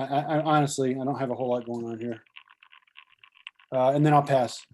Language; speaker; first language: English; native; English